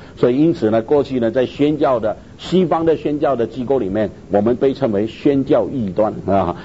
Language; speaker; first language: Chinese; native; Chinese